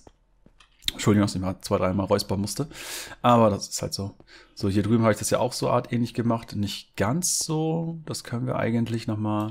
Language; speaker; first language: German; native; German